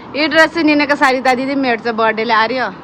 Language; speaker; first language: Malayalam; non-native, learner; Nepali